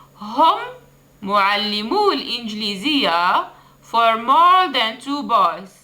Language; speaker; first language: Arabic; native; Arabic